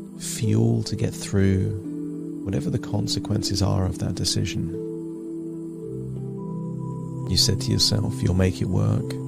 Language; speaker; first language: English; native; English